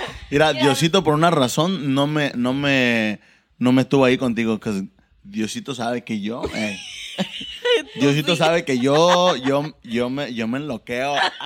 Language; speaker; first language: Spanish; early bilingual, heritage; Spanish